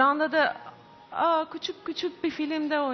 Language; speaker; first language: Turkish; non-native, fluent; Persian